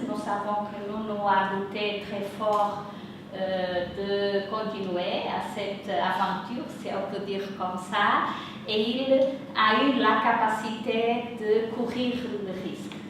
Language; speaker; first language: French; non-native, fluent; Portuguese